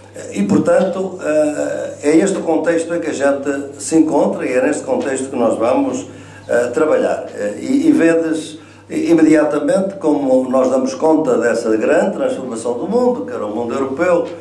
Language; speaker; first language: Portuguese; native; Portuguese